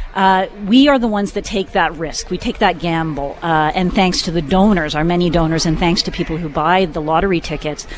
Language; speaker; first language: English; native; English